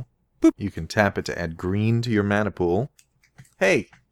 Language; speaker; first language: English; native; English